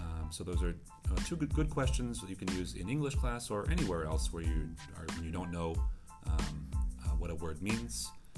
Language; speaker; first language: English; native; English